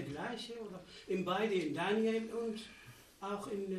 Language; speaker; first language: German; non-native, learner; Arabic